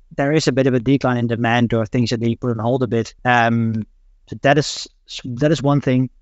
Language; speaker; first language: English; non-native, fluent; Dutch